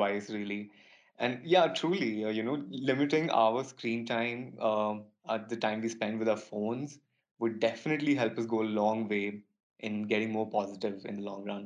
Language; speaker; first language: English; non-native, local second language; Kannada